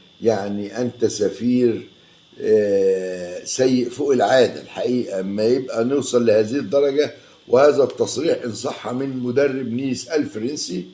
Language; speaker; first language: Arabic; native; Arabic